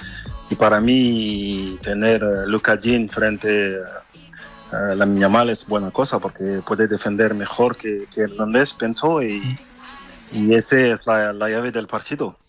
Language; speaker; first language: Spanish; non-native, fluent; French